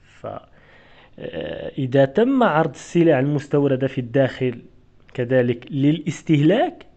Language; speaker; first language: Arabic; native; Arabic